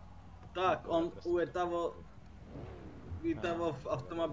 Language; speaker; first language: Russian; non-native, learner; Czech